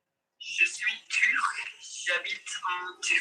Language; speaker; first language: French; non-native, learner; Turkish